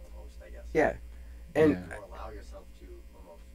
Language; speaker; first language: English; native; English